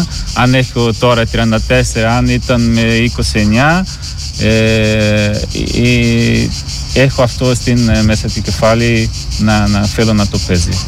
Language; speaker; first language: Greek; non-native, learner; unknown